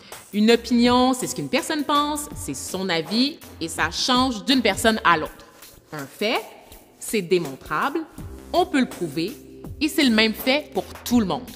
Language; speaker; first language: French; native; French